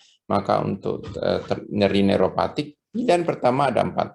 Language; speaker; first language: Indonesian; native; Indonesian